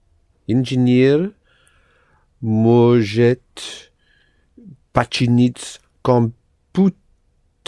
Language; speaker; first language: Russian; non-native, learner; English